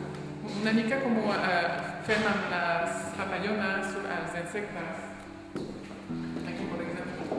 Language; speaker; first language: Catalan; non-native, learner; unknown